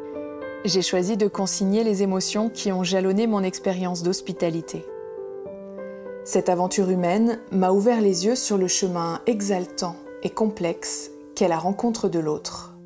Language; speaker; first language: French; native; French